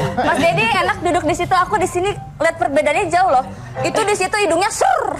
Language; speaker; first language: Indonesian; native; Indonesian